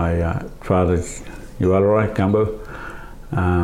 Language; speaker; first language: English; native; English